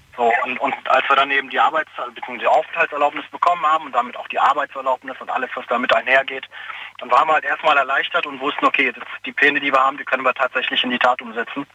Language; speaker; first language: German; early bilingual, other home language; Persian